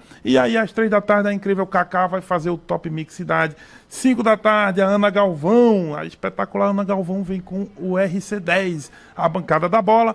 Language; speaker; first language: Portuguese; native; Portuguese